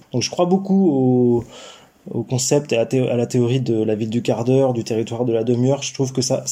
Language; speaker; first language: French; native; French